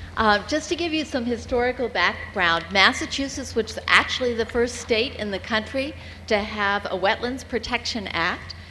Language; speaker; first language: English; native; English